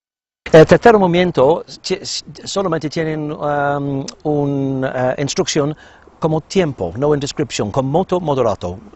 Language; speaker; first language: Spanish; non-native, fluent; English